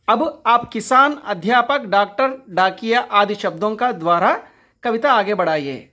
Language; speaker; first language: Hindi; non-native, local second language; Telugu